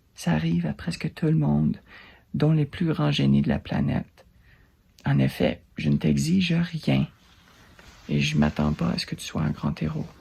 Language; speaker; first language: French; non-native, learner; English